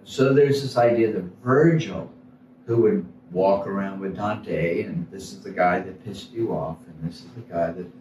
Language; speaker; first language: English; native; English